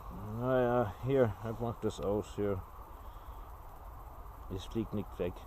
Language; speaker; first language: German; non-native, learner; English